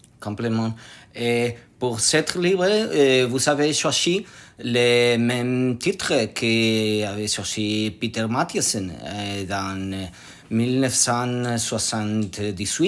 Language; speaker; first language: French; non-native, learner; Spanish